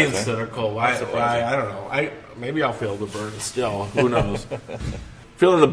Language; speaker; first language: English; native; English